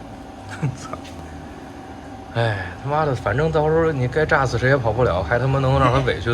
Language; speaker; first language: Chinese; native; Chinese